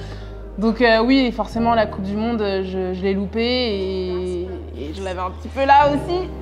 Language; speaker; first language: French; native; French